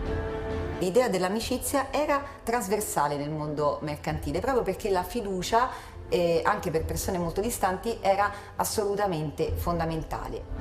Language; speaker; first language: Italian; native; Italian